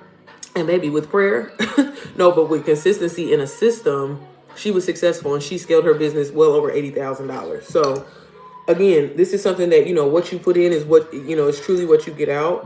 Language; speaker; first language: English; native; English